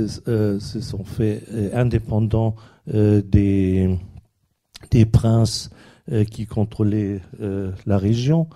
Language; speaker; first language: French; non-native, fluent; German